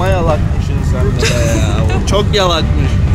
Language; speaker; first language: Russian; non-native, learner; Turkish